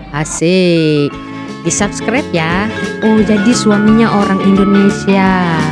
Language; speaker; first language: Indonesian; native; Indonesian